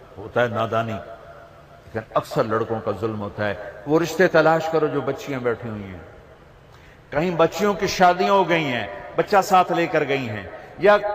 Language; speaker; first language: Urdu; non-native, local second language; Punjabi